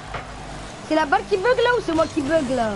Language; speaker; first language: French; native; French